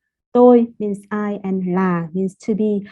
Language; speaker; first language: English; non-native, fluent; Vietnamese